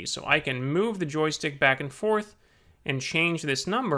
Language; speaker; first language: English; native; English